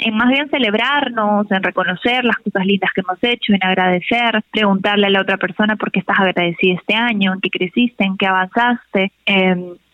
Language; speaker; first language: Spanish; native; Spanish